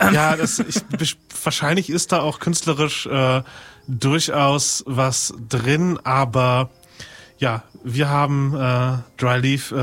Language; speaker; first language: German; native; German